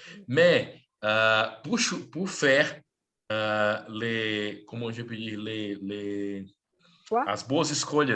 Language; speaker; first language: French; non-native, learner; Portuguese